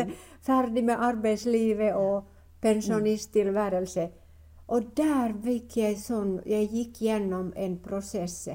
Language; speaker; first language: Norwegian; non-native, fluent; Finnish